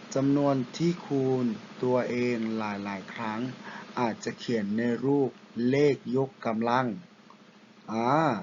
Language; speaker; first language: Thai; non-native, local second language; Pattani Malay